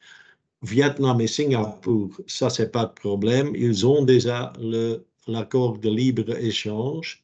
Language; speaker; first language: French; non-native, local second language; Dutch